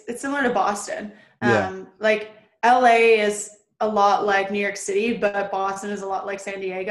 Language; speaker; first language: English; native; English